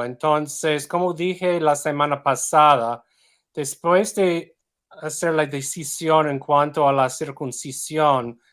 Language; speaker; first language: Spanish; non-native, fluent; English